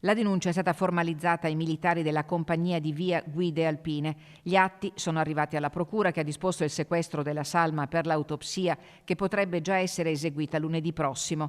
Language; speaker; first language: Italian; native; Italian